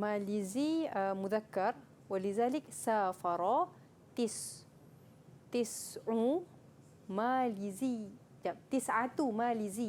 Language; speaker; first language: Arabic; non-native, learner; Malay